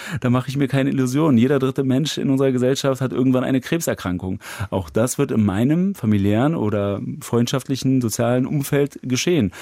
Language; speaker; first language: German; native; German